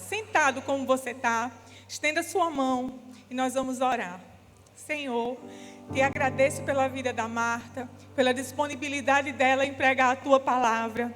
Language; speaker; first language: Portuguese; native; Portuguese